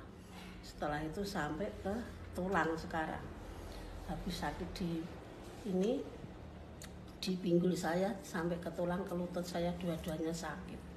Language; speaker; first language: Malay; non-native, local second language; Javanese